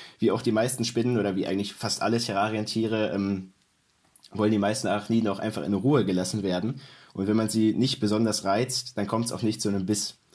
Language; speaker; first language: German; native; German